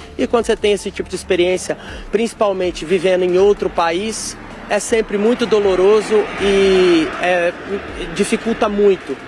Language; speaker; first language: Portuguese; native; Portuguese